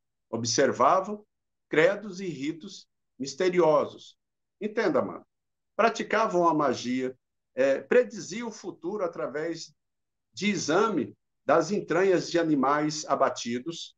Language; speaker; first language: Portuguese; native; Portuguese